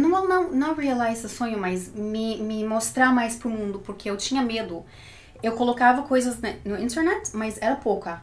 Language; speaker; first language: Portuguese; early bilingual, heritage; Portuguese